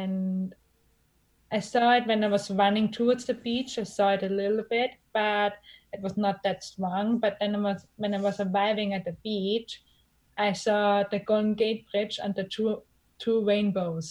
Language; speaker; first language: English; non-native, fluent; German